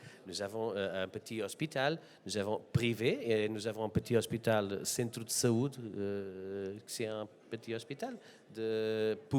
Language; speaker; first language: French; non-native, learner; Portuguese